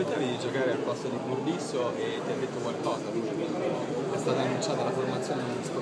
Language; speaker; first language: Italian; native; Italian